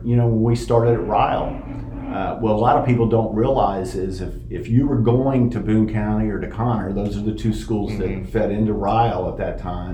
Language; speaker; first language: English; native; English